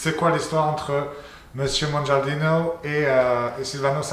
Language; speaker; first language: French; native; French